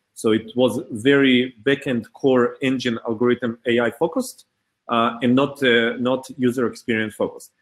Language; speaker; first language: English; early bilingual, other home language; Hebrew